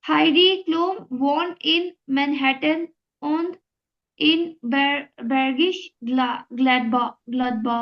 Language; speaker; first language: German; non-native, learner; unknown